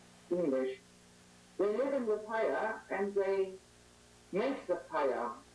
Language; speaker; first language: English; non-native, learner; German